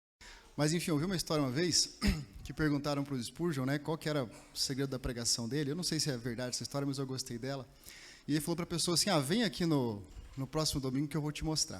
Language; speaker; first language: Portuguese; native; Portuguese